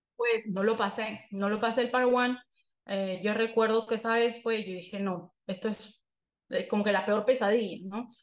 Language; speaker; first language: Spanish; native; Spanish